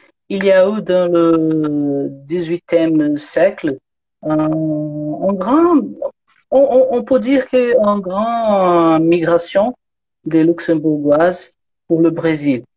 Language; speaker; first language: French; non-native, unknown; Portuguese